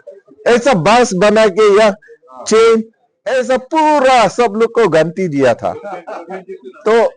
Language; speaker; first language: Hindi; non-native, local second language; Khasi